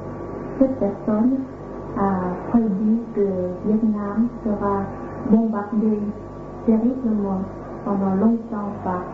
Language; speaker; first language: French; non-native, fluent; Vietnamese